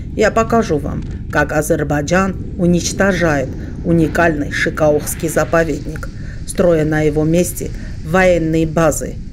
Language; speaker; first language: Russian; non-native, fluent; Armenian